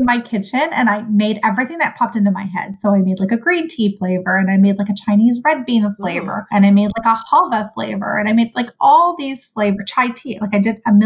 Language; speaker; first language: English; early bilingual, other home language; Arabic